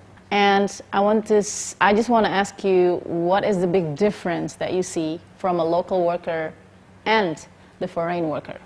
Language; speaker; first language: English; non-native, fluent; Indonesian